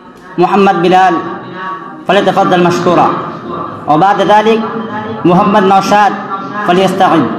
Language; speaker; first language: Arabic; non-native, fluent; Urdu